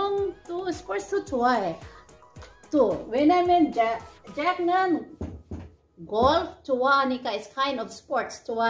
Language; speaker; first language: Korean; non-native, learner; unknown